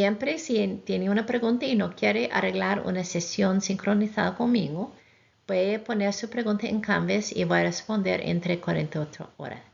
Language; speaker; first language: Spanish; non-native, fluent; English